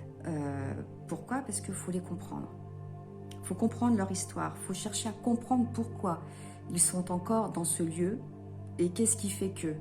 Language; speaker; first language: French; native; French